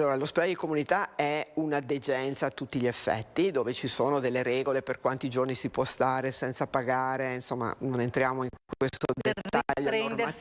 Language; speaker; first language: Italian; native; Italian